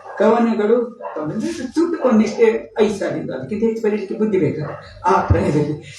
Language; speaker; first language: Kannada; native; Kannada